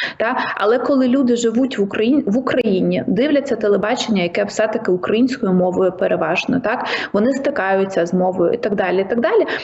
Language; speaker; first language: Ukrainian; native; Ukrainian